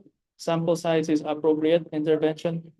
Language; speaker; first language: English; non-native, local second language; Filipino